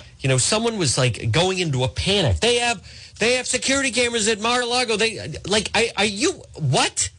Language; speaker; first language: English; native; English